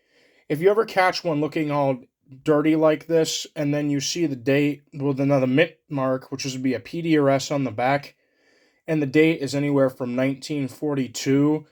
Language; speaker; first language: English; native; English